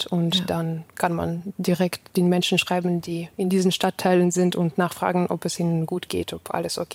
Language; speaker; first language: German; non-native, fluent; Ukrainian